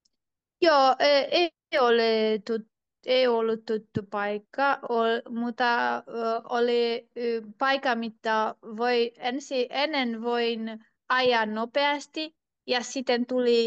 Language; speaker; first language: Finnish; non-native, learner; Turkish